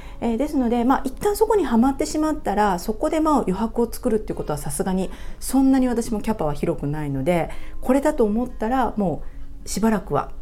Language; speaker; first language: Japanese; native; Japanese